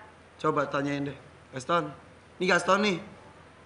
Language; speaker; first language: Indonesian; native; Indonesian